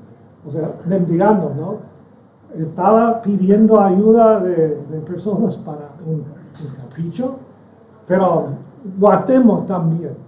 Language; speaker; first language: Spanish; non-native, fluent; English